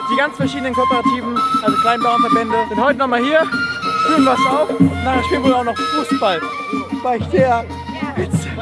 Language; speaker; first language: German; native; German